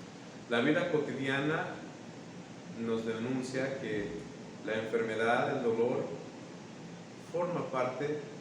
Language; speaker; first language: Spanish; native; Spanish